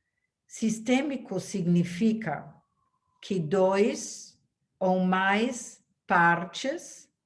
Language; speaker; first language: Portuguese; non-native, fluent; German